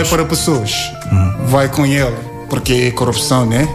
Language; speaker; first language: Portuguese; non-native, learner; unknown